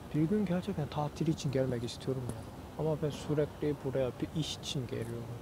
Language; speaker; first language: Turkish; non-native, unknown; Korean